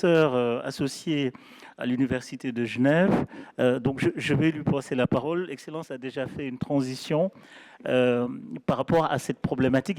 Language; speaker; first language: French; non-native, local second language; Wolof